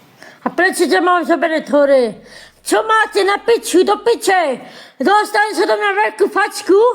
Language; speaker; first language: Slovak; non-native, local second language; Romany